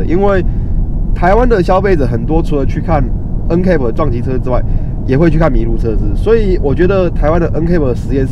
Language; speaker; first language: Chinese; native; Chinese